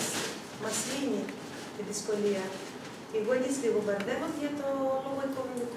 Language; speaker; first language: Greek; early bilingual, other home language; Russian